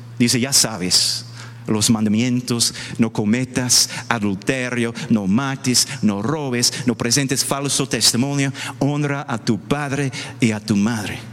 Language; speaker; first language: Spanish; non-native, fluent; English